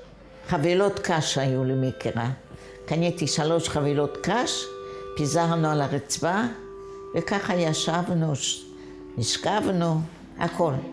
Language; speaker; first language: Hebrew; non-native, fluent; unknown